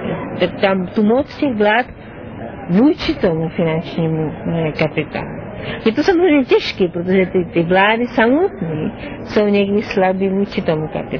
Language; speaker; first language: Czech; non-native, fluent; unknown